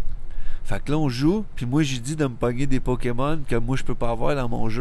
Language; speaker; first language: French; native; French